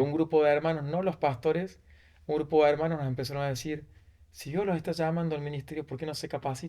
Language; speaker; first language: Spanish; native; Spanish